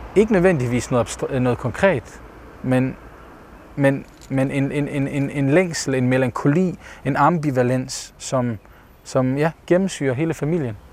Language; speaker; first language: Danish; early bilingual, other home language; Bosnian